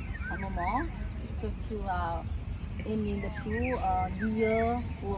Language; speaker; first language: French; non-native, learner; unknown